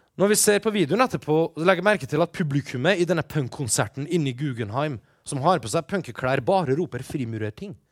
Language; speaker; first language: Norwegian; early bilingual, other home language; Persian